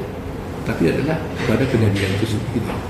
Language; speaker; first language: Indonesian; native; Indonesian